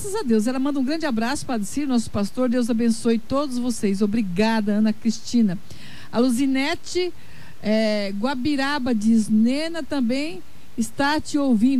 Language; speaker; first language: Portuguese; native; Portuguese